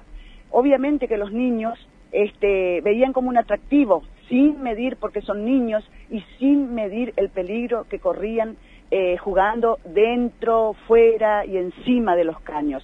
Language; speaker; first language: Spanish; native; Spanish